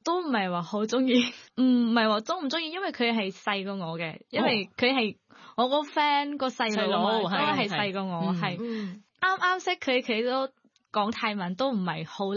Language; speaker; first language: Cantonese; non-native, fluent; Thai